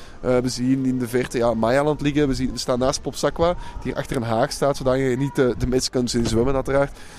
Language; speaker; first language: Dutch; native; Dutch